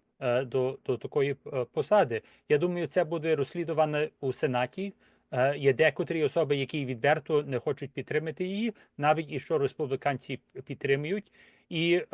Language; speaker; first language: Ukrainian; early bilingual, heritage; Ukrainian